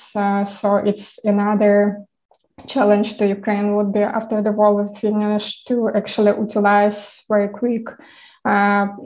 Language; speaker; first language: English; non-native, fluent; Ukrainian